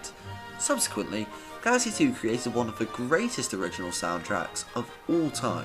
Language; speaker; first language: English; native; English